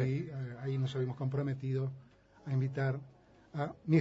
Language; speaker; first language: Spanish; native; Spanish